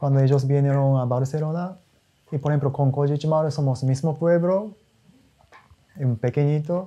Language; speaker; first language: Spanish; non-native, learner; Japanese